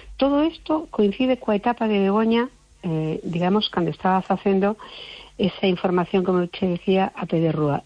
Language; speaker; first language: Galician; non-native, local second language; Spanish